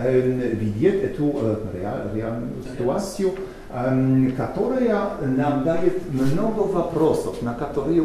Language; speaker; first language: Russian; non-native, learner; Polish